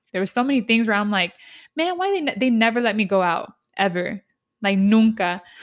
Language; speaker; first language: English; early bilingual, other home language; Spanish